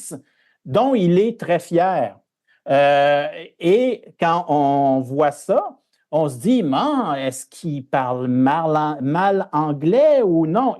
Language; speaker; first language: French; native; French